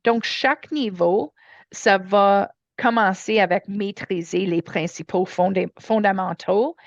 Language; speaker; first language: French; non-native, learner; English